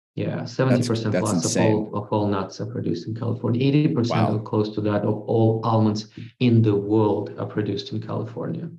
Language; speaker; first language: English; non-native, fluent; Russian